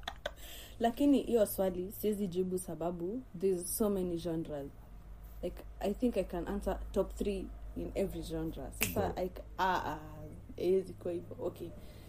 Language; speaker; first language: English; non-native, local second language; Swahili